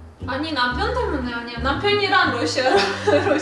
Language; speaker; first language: Korean; non-native, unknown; Russian